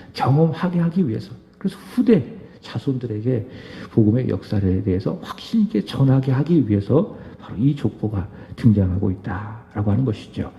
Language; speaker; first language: Korean; native; Korean